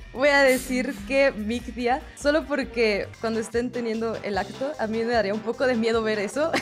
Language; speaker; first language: Spanish; native; Spanish